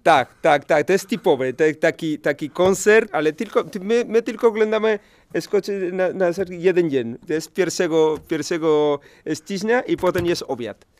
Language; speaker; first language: Polish; non-native, learner; Spanish